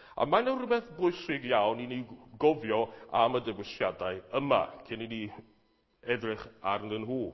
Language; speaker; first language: Welsh; native; Welsh